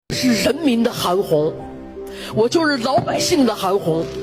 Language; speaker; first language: Chinese; native; Chinese